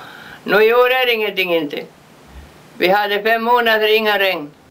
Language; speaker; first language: Swedish; early bilingual, heritage; Swedish